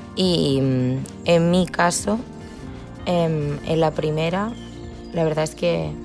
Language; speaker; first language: Spanish; native; Spanish